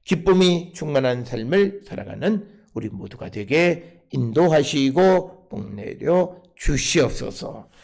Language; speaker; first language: Korean; native; Korean